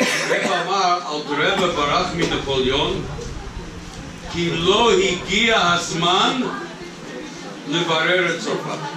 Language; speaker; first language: Hebrew; non-native, fluent; English